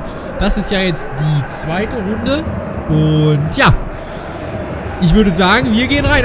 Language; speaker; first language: German; native; German